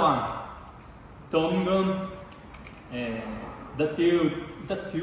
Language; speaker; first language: Vietnamese; non-native, learner; Japanese